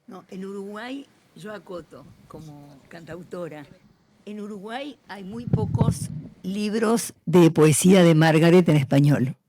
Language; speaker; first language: Spanish; native; Spanish